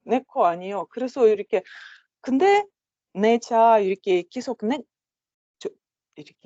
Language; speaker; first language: Korean; non-native, learner; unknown